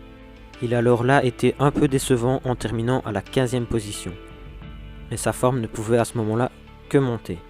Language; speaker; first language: French; native; French